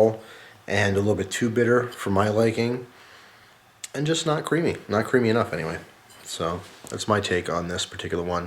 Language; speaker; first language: English; native; English